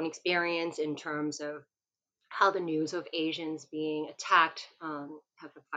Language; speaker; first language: English; non-native, local second language; Cantonese